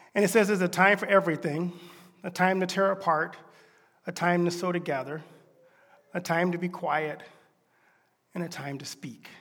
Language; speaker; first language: English; native; English